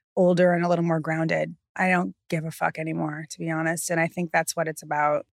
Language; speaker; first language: English; native; English